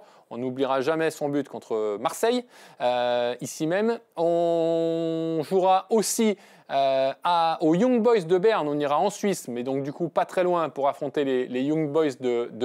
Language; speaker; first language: French; native; French